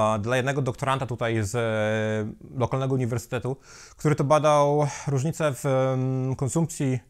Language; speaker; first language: Polish; native; Polish